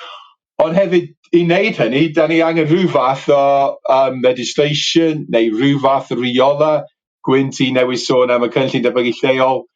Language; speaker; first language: Welsh; native; Welsh